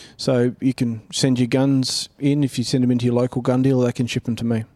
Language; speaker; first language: English; native; English